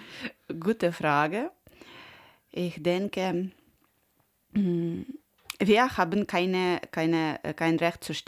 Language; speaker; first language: German; non-native, learner; Ukrainian